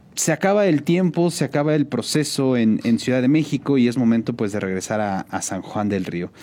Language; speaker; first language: Spanish; native; Spanish